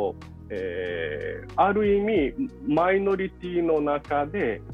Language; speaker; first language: Japanese; non-native, fluent; Portuguese